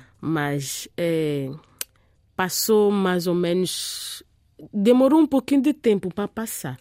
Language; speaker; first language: Portuguese; non-native, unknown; Lingala